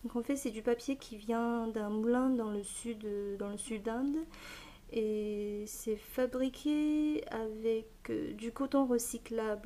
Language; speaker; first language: French; non-native, fluent; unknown